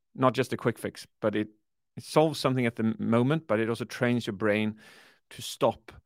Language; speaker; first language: English; early bilingual, other home language; Swedish